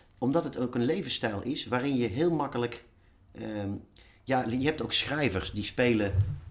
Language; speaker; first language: Dutch; native; Dutch